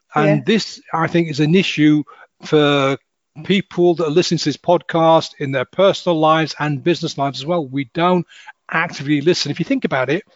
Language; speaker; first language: English; native; English